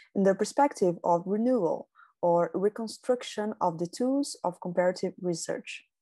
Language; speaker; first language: English; non-native, fluent; Portuguese